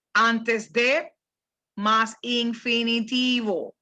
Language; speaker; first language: Spanish; non-native, fluent; English